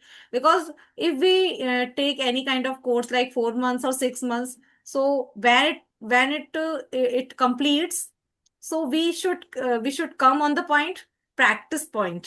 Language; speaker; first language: English; non-native, learner; Hindi